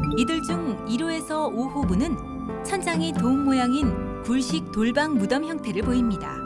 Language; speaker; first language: Korean; native; Korean